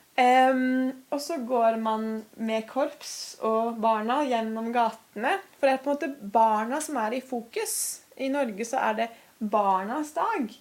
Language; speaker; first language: Norwegian; native; Norwegian